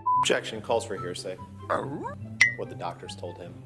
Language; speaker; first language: English; native; English